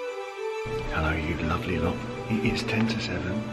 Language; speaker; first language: English; native; English